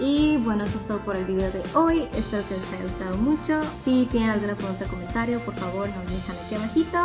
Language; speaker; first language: Spanish; native; Spanish